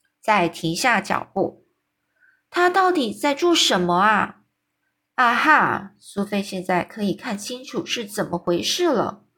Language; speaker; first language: Chinese; native; Chinese